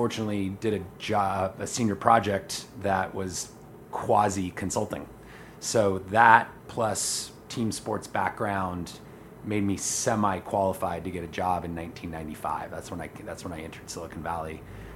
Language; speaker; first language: English; native; English